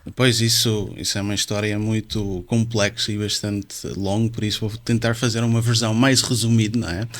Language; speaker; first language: Portuguese; non-native, fluent; Dutch